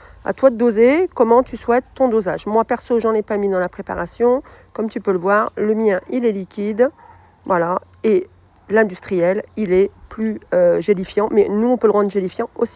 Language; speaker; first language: French; native; French